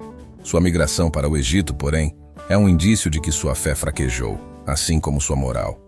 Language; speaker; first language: Portuguese; native; Portuguese